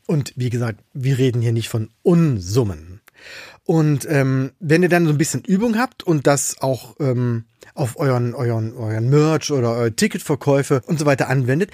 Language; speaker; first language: German; native; German